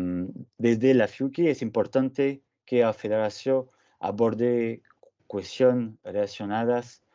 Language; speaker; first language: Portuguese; non-native, fluent; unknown